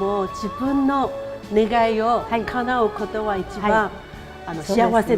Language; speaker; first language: Japanese; non-native, fluent; Chinese